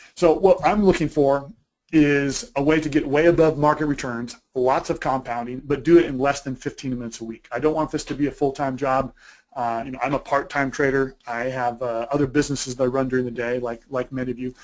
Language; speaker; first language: English; native; English